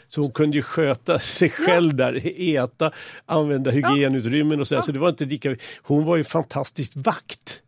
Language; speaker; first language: Swedish; native; Swedish